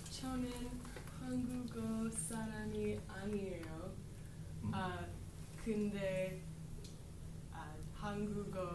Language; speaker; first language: Korean; non-native, learner; English